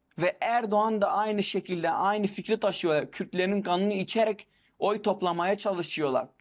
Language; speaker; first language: Turkish; non-native, local second language; Kurdish